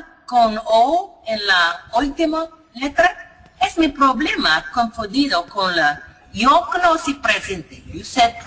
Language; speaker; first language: Spanish; non-native, learner; English